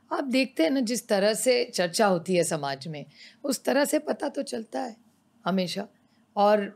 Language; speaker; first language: Hindi; non-native, local second language; Marathi